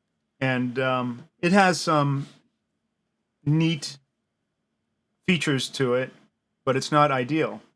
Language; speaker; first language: English; native; English